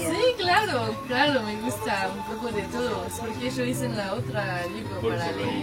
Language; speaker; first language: Spanish; non-native, learner; French